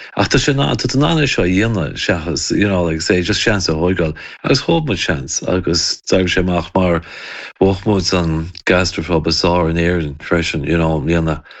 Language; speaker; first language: Irish; native; Irish